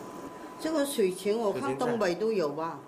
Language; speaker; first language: Chinese; non-native, local second language; Min Nan Chinese